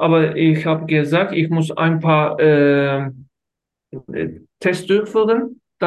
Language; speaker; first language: German; non-native, learner; Turkish